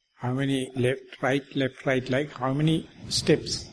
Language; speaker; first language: English; non-native, local second language; Sinhala